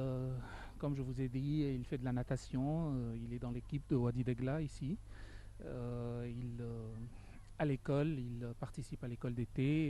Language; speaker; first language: French; non-native, learner; Arabic